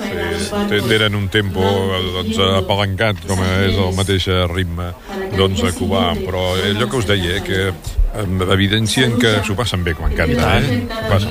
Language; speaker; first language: Catalan; native; Catalan